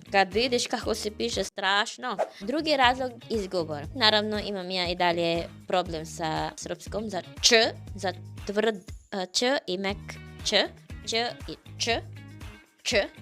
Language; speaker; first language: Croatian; non-native, fluent; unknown